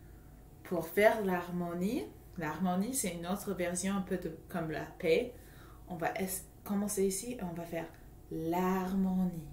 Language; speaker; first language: French; non-native, fluent; English